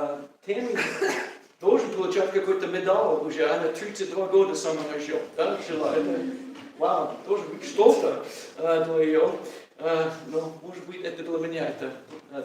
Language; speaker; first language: Russian; non-native, learner; English